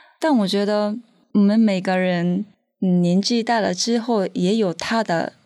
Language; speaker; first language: Chinese; non-native, fluent; Japanese